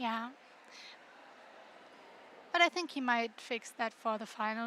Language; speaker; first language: English; non-native, fluent; German